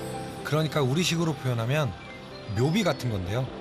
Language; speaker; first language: Korean; native; Korean